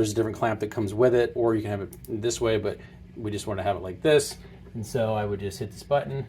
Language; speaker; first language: English; native; English